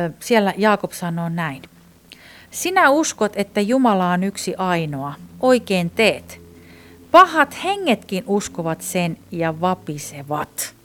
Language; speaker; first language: Finnish; non-native, fluent; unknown